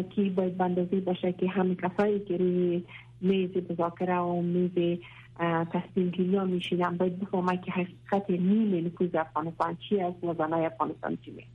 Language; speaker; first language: Persian; non-native, local second language; Pashto